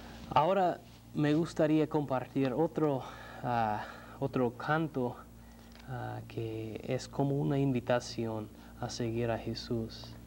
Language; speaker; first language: Spanish; non-native, fluent; English